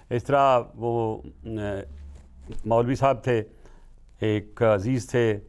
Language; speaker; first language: Urdu; non-native, local second language; Punjabi